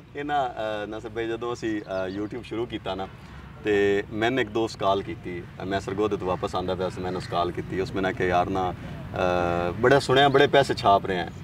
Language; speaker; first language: Punjabi; native; Punjabi